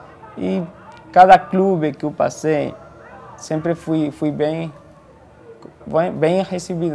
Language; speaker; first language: Portuguese; non-native, fluent; Spanish